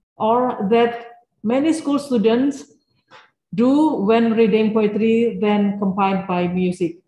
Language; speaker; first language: English; non-native, fluent; Indonesian